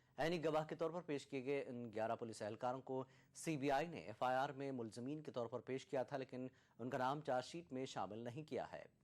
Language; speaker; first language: Urdu; native; Urdu